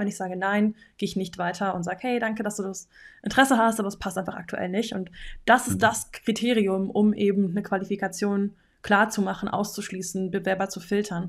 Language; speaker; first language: German; native; German